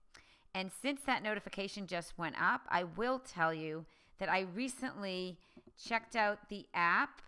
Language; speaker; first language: English; native; English